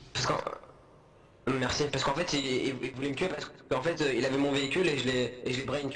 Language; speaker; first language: French; native; French